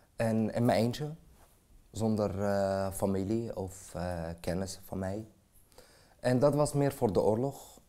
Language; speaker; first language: Dutch; non-native, fluent; Arabic